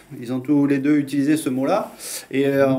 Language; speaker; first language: French; native; French